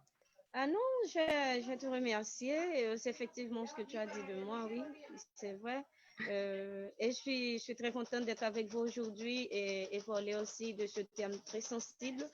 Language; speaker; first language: French; non-native, local second language; Haitian Creole